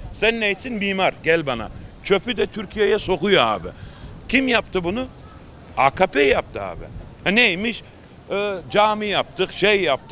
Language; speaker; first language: Turkish; early bilingual, heritage; Turkish